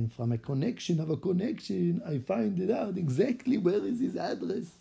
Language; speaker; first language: English; non-native, fluent; Hebrew